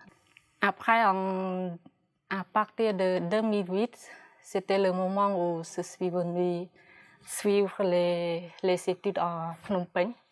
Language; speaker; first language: French; non-native, fluent; Khmer